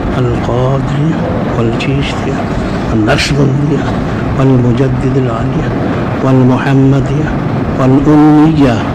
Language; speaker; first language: Arabic; non-native, fluent; Bangla